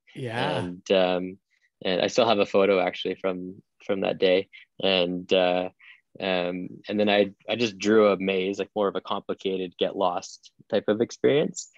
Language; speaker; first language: English; native; English